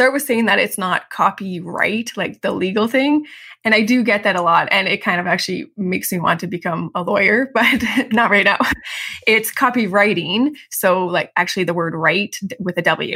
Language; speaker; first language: English; native; English